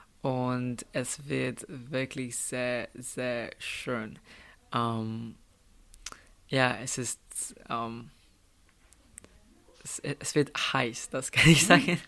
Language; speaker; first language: German; non-native, fluent; Slovenian